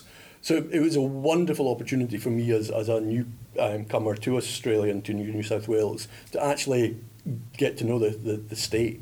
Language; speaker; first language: English; native; English